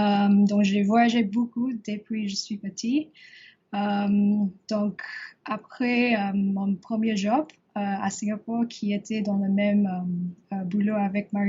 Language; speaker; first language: French; non-native, learner; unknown